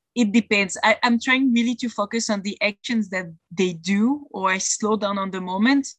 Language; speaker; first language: English; non-native, fluent; French